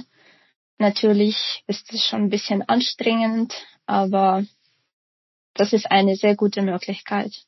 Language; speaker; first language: German; non-native, fluent; Ukrainian